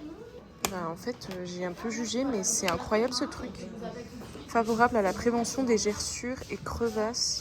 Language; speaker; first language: French; native; French